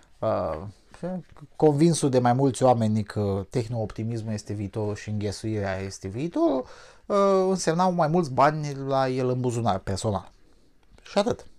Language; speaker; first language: Romanian; native; Romanian